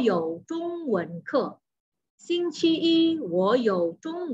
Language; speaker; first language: Chinese; non-native, fluent; Indonesian